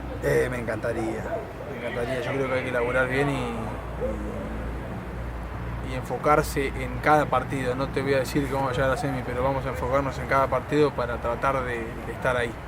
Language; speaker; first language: Spanish; native; Spanish